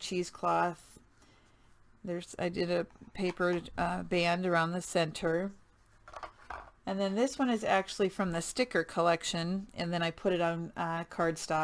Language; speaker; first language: English; native; English